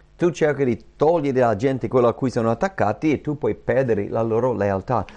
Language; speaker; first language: Italian; non-native, fluent; English